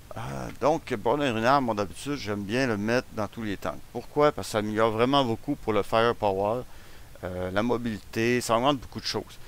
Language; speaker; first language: French; native; French